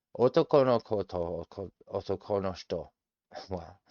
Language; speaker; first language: Japanese; non-native, learner; English